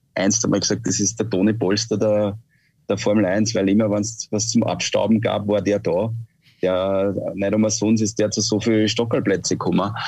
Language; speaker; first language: German; native; German